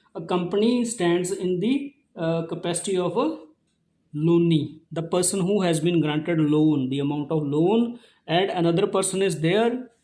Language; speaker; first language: English; non-native, local second language; Punjabi